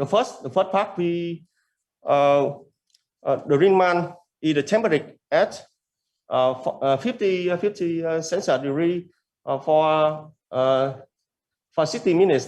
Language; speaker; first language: English; non-native, learner; Vietnamese